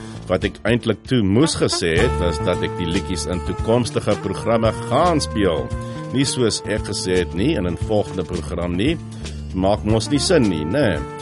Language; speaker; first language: Afrikaans; early bilingual, heritage; Afrikaans